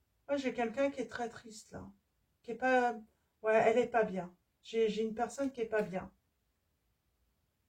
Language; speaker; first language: French; native; French